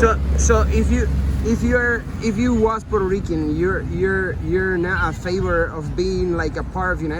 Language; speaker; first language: English; non-native, learner; Spanish